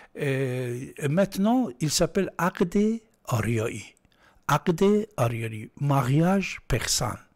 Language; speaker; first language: French; non-native, fluent; Persian